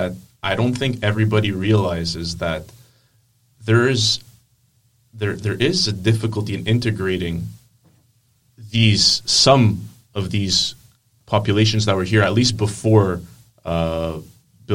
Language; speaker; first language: English; non-native, fluent; Greek